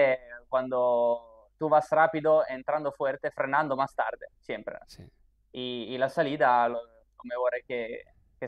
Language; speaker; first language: Spanish; non-native, fluent; Italian